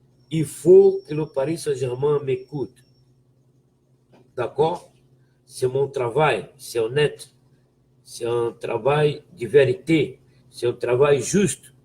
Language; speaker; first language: French; non-native, fluent; Portuguese